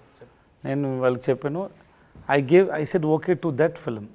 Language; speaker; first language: Telugu; non-native, learner; Tamil